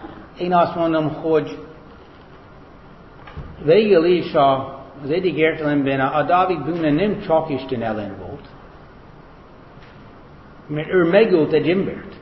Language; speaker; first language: Hungarian; non-native, fluent; English